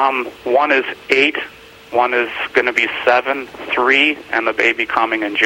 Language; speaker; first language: English; native; English